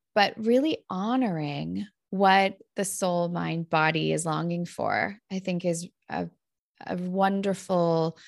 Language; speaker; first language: English; native; English